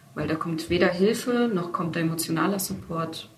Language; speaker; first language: German; native; German